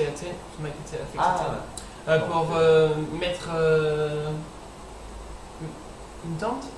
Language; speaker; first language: French; non-native, learner; English